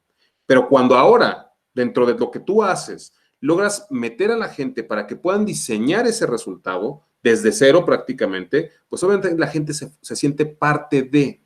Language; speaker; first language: Spanish; native; Spanish